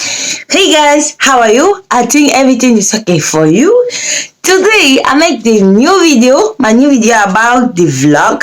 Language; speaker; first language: English; non-native, learner; French